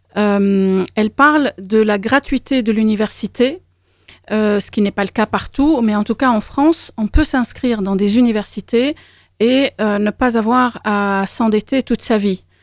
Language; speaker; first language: French; native; French